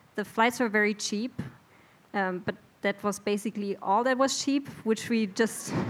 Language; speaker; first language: English; non-native, fluent; German